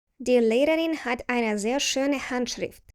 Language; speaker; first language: German; non-native, fluent; Ukrainian